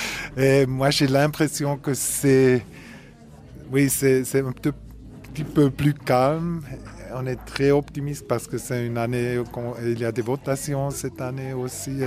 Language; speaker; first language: French; non-native, local second language; German